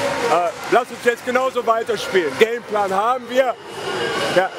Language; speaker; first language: German; native; German